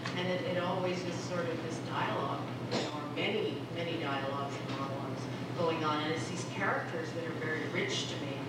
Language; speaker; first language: English; non-native, local second language; Filipino